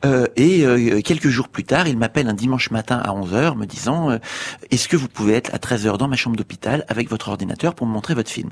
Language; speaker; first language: French; native; French